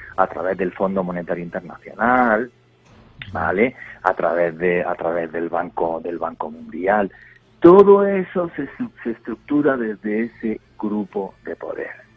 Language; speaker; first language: Spanish; native; Spanish